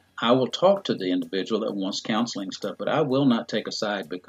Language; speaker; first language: English; native; English